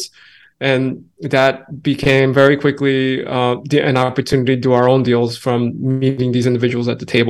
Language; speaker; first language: English; native; English